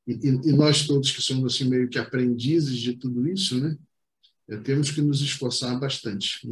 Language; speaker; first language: Portuguese; native; Portuguese